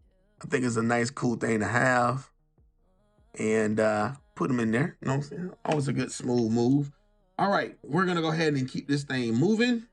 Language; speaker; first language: English; native; English